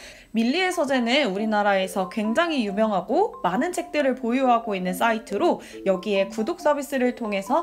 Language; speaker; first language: Korean; native; Korean